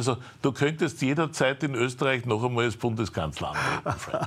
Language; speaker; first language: German; native; German